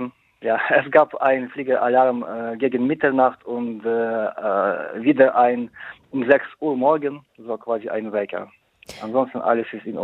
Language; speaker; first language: German; non-native, fluent; Ukrainian